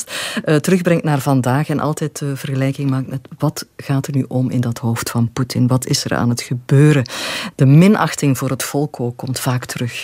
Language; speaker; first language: Dutch; native; Dutch